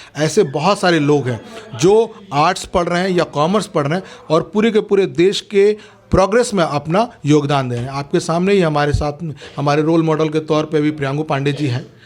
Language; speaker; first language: Hindi; native; Hindi